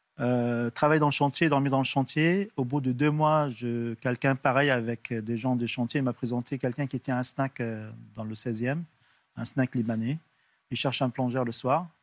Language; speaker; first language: French; non-native, fluent; Arabic